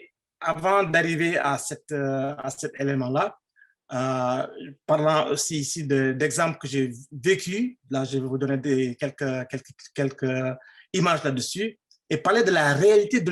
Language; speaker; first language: French; non-native, local second language; Fula